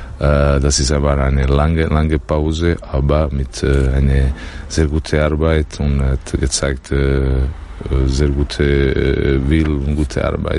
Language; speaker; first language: German; non-native, learner; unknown